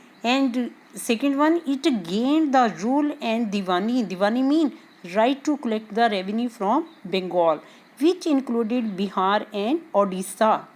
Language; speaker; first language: English; non-native, local second language; Hindi